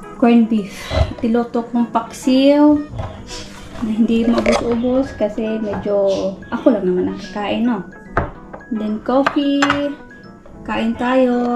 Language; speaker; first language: Filipino; non-native, local second language; Cebuano